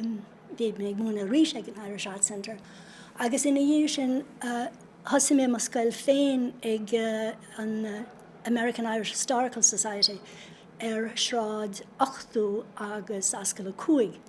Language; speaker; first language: Irish; non-native, local second language; English